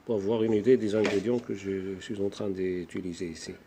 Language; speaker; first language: French; non-native, local second language; Arabic